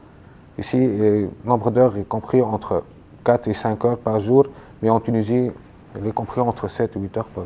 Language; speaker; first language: French; non-native, local second language; Arabic